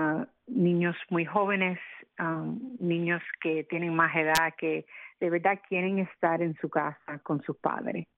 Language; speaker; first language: Spanish; early bilingual, other home language; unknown